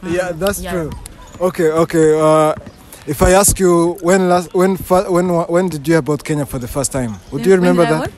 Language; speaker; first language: English; non-native, local second language; Kinyarwanda